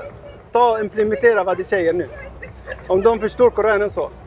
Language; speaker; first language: Swedish; non-native, learner; Arabic